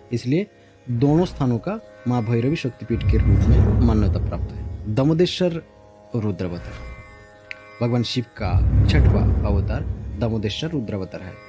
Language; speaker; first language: Hindi; non-native, local second language; Bangla